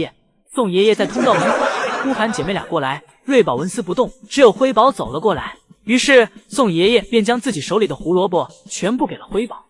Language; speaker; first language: Chinese; native; Chinese